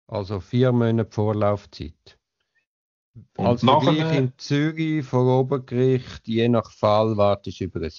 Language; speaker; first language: German; native; German